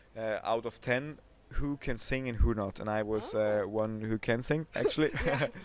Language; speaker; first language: English; non-native, fluent; Swiss German